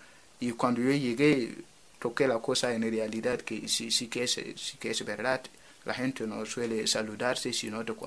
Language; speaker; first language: Spanish; non-native, fluent; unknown